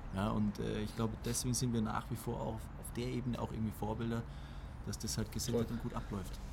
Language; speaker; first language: German; native; German